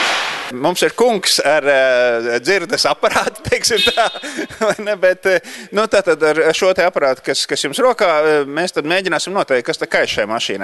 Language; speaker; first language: Latvian; native; Latvian